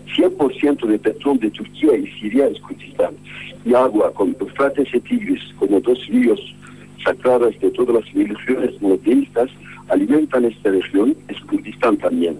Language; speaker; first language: Spanish; non-native, fluent; Kurdish